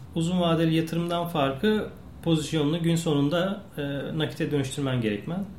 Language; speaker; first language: Turkish; native; Turkish